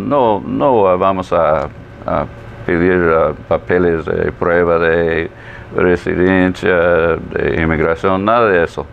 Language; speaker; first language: Spanish; non-native, fluent; English